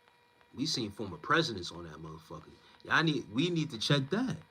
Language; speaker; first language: English; native; English